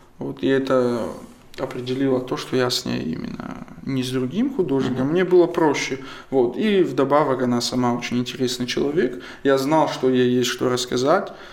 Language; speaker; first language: Russian; non-native, local second language; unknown